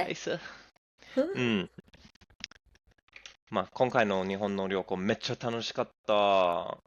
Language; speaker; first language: Japanese; non-native, fluent; English